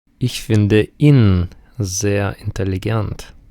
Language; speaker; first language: German; non-native, fluent; Ukrainian